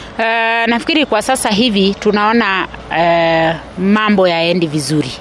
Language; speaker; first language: Swahili; non-native, local second language; Kalenjin